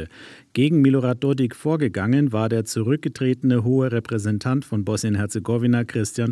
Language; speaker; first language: German; native; German